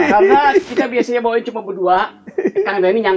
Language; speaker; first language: Indonesian; native; Indonesian